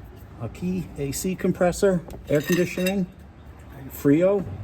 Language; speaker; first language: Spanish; non-native, learner; English